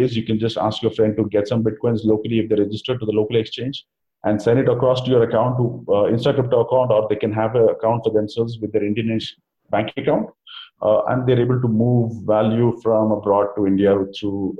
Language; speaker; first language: English; non-native, local second language; Kannada